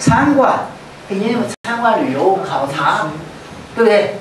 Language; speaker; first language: Chinese; native; Chinese